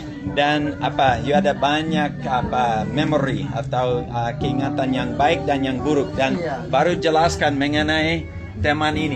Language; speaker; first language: Indonesian; non-native, fluent; English